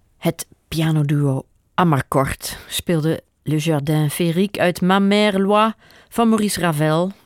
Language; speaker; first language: Dutch; native; Dutch